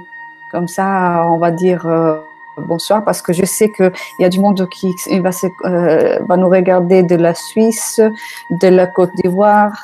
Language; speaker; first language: French; non-native, fluent; Italian